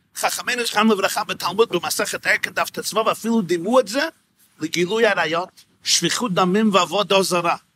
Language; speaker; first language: Hebrew; non-native, fluent; English